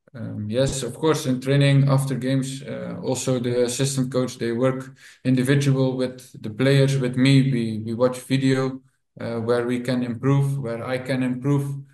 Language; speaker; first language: English; non-native, fluent; Dutch